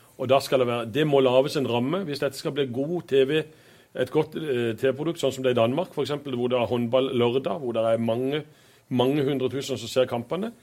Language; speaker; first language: Norwegian; native; Norwegian